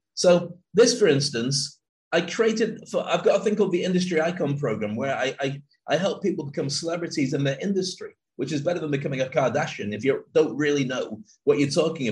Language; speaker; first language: English; native; English